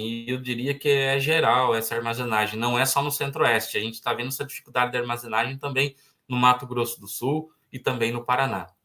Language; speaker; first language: Portuguese; native; Portuguese